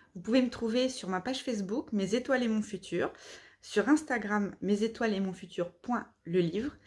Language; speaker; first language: French; native; French